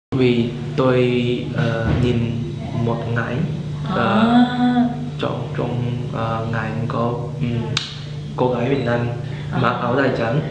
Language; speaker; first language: Vietnamese; non-native, learner; Chinese